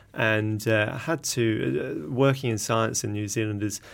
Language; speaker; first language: English; native; English